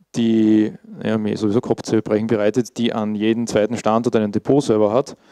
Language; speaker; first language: German; native; German